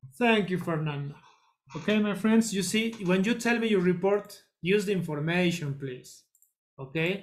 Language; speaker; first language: English; non-native, learner; Spanish